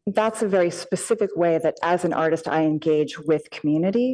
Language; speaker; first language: English; native; English